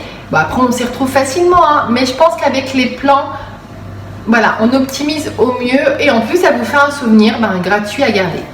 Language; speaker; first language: French; native; French